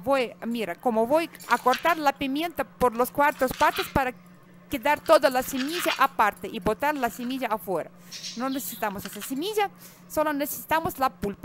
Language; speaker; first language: Spanish; non-native, fluent; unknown